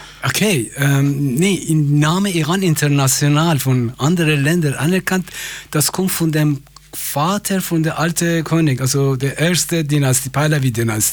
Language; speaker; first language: German; non-native, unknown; Persian